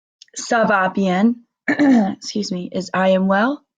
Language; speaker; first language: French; non-native, learner; English